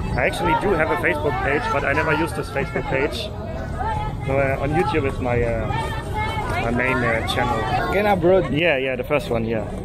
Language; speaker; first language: English; non-native, fluent; German